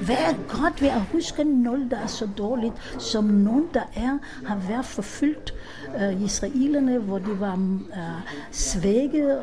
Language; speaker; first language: Danish; non-native, fluent; Hebrew